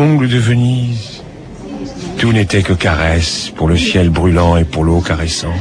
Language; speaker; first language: French; native; French